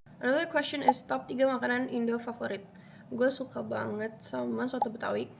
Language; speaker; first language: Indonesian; early bilingual, other home language; Spanish